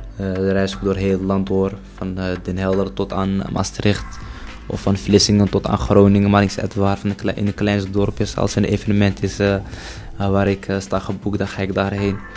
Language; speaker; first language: Dutch; early bilingual, other home language; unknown